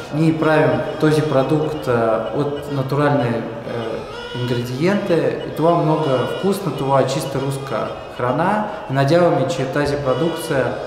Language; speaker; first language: Bulgarian; non-native, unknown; Russian